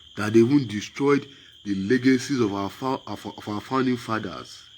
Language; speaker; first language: English; non-native, local second language; Yoruba